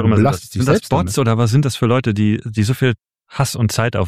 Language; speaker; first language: German; native; German